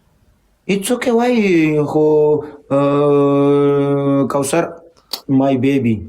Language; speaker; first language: English; non-native, learner; Pashto